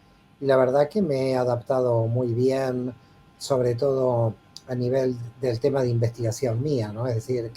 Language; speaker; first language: Spanish; native; Spanish